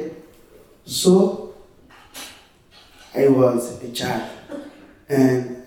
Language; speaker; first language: English; non-native, learner; French